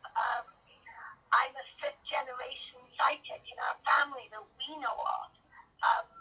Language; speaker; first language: English; native; English